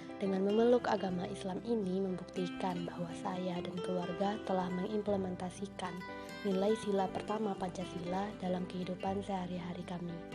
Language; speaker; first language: Indonesian; non-native, local second language; Minangkabau